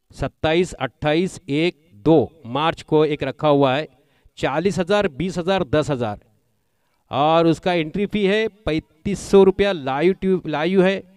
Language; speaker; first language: Hindi; non-native, local second language; Marathi